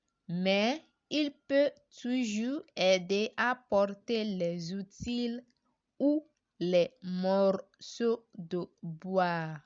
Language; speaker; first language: French; non-native, learner; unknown